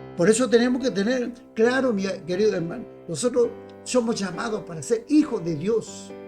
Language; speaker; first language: Spanish; native; Spanish